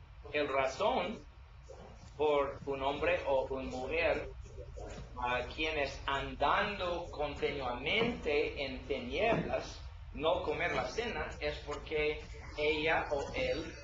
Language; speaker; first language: Spanish; non-native, learner; English